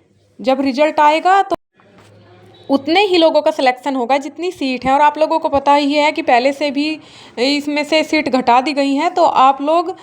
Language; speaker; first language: Hindi; native; Hindi